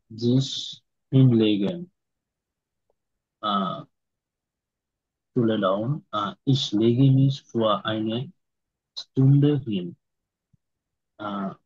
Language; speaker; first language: German; non-native, learner; Bangla